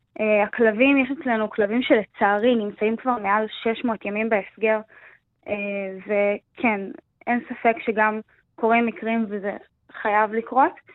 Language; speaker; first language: Hebrew; native; Hebrew